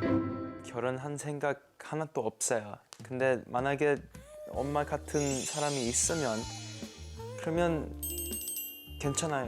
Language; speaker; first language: Korean; early bilingual, heritage; English